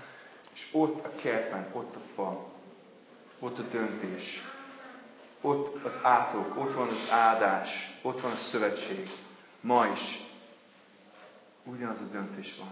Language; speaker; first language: Hungarian; non-native, fluent; English